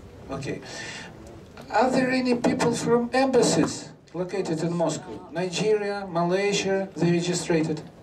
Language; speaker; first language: English; non-native, fluent; Russian